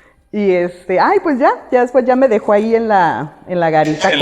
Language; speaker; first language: Spanish; native; Spanish